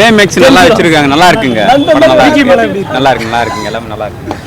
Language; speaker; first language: Tamil; native; Tamil